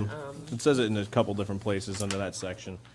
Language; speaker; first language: English; native; English